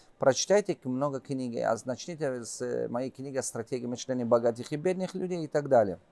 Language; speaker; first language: Russian; non-native, local second language; Tajik